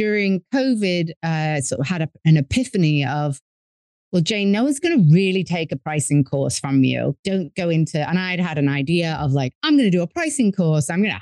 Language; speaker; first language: English; native; English